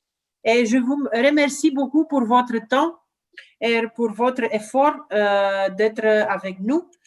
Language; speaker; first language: French; non-native, learner; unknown